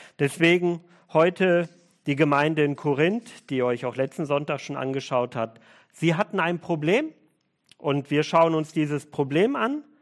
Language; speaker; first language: German; early bilingual, other home language; Russian